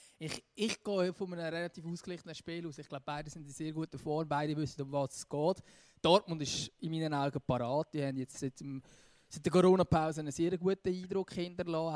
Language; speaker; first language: German; native; German